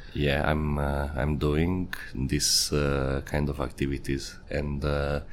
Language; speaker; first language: English; non-native, fluent; Hungarian